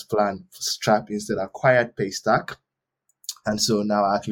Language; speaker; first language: English; non-native, local second language; Yoruba